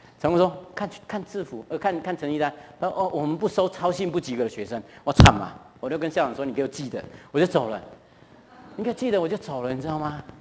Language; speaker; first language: Chinese; non-native, local second language; Hakka Chinese